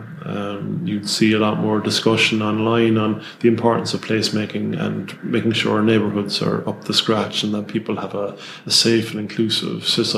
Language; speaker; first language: English; native; English